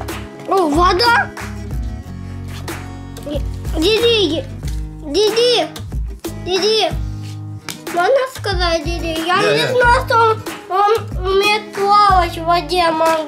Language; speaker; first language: Russian; early bilingual, heritage; Russian